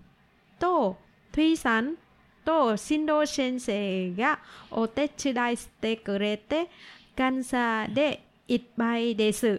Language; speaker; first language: Japanese; non-native, learner; Vietnamese